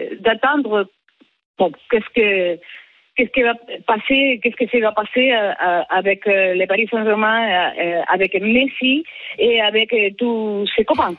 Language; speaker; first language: French; non-native, learner; Spanish